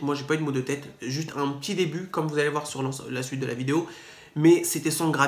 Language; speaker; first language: French; native; French